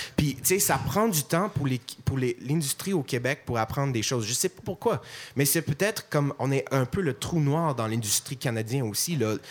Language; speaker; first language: French; non-native, fluent; English